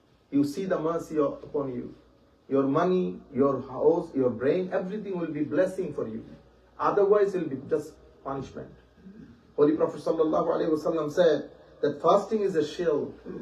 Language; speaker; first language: English; non-native, local second language; Bangla